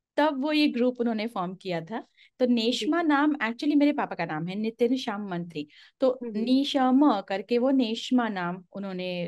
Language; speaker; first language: Hindi; non-native, local second language; Marathi